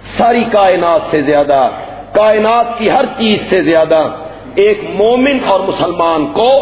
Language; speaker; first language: Urdu; non-native, local second language; Punjabi